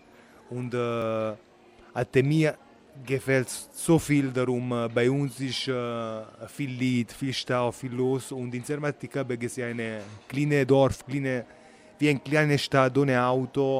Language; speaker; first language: German; non-native, learner; Italian